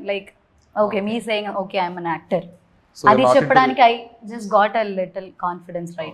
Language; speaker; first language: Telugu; non-native, learner; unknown